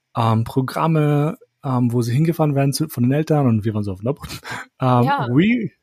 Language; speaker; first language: German; early bilingual, other home language; Albanian